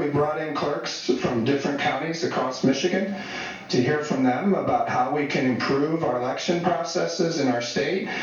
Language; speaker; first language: English; native; English